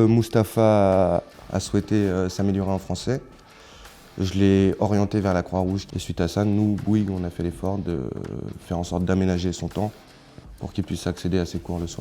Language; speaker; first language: French; native; French